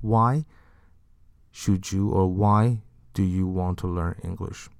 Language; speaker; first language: English; non-native, fluent; Chinese